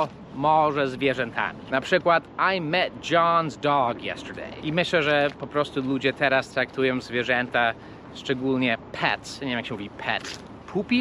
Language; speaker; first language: Polish; non-native, fluent; English